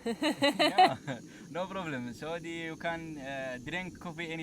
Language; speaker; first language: English; non-native, learner; Arabic